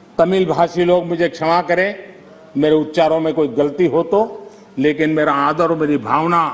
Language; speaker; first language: Hindi; non-native, local second language; Gujarati